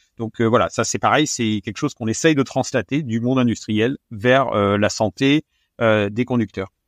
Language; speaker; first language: French; native; French